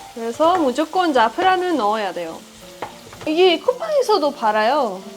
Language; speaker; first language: Korean; non-native, fluent; Persian